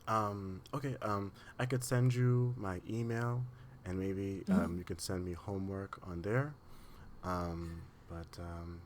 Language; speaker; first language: English; non-native, learner; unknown